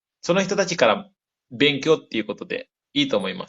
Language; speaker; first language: Japanese; non-native, fluent; Indonesian